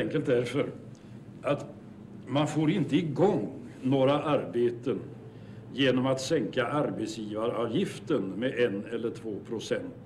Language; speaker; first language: Swedish; native; Swedish